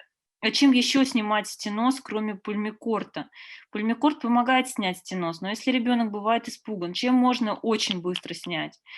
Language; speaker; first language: Russian; native; Russian